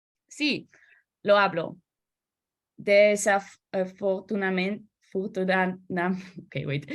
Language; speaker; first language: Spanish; non-native, learner; Dutch